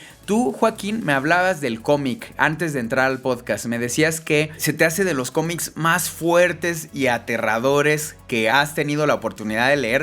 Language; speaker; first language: Spanish; native; Spanish